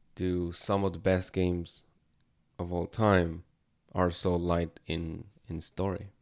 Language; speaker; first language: English; non-native, fluent; Spanish